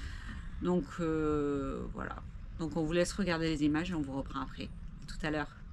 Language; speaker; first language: French; native; French